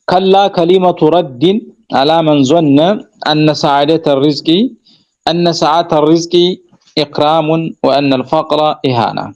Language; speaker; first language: Arabic; non-native, fluent; Amharic